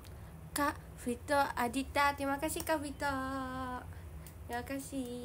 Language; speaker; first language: Indonesian; non-native, learner; Japanese